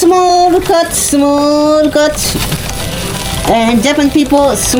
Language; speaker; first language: English; non-native, learner; Japanese